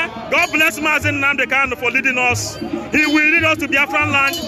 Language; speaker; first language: English; non-native, local second language; Igbo